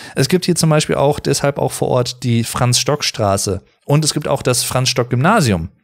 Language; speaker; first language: German; native; German